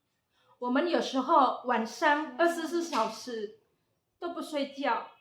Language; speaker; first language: Chinese; non-native, fluent; Indonesian